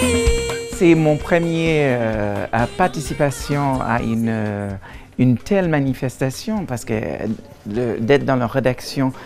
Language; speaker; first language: French; non-native, fluent; English